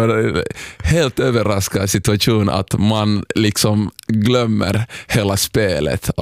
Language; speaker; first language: Swedish; non-native, local second language; Somali